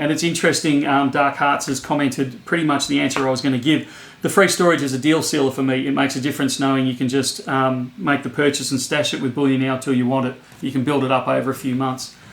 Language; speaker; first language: English; native; English